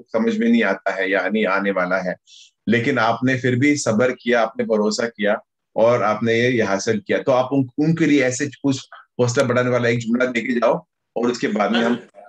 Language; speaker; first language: Hindi; native; Hindi